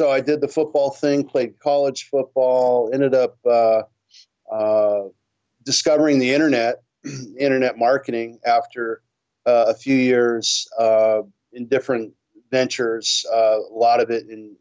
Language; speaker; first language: English; native; English